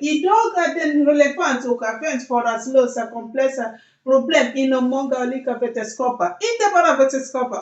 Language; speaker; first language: Swedish; non-native, learner; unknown